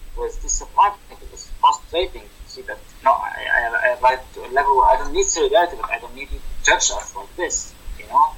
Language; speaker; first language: English; non-native, fluent; Arabic